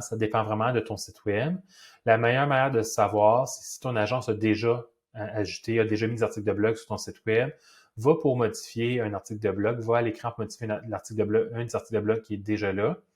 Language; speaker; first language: French; native; French